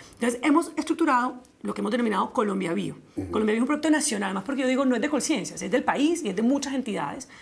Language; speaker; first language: Spanish; native; Spanish